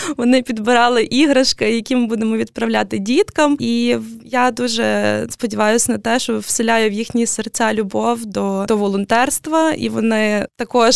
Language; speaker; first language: Ukrainian; native; Ukrainian